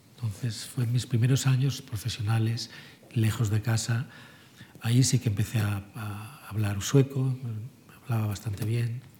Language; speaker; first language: Spanish; native; Spanish